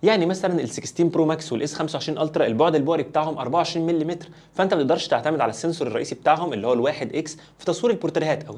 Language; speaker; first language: Arabic; native; Arabic